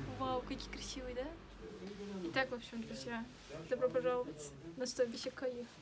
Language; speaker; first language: Russian; non-native, local second language; Tajik